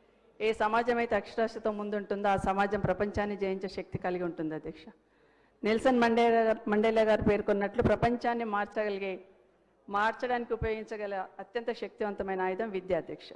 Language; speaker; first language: Telugu; native; Telugu